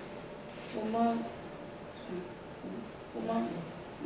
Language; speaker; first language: French; non-native, learner; Korean